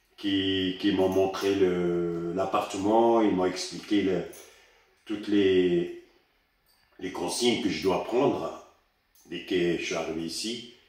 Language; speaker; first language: French; early bilingual, other home language; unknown